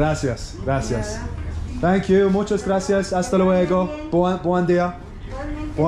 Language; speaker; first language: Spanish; non-native, learner; English